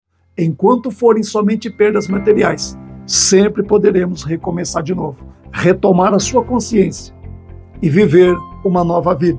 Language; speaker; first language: Portuguese; native; Portuguese